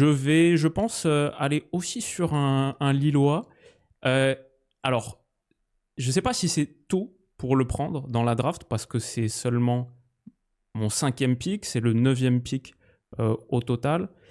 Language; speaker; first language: French; native; French